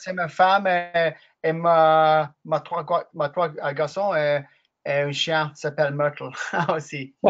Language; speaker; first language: French; non-native, learner; English